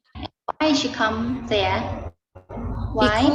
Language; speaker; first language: English; non-native, learner; Khmer